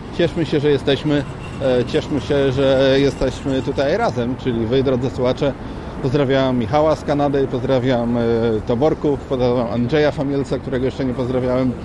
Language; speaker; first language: Polish; native; Polish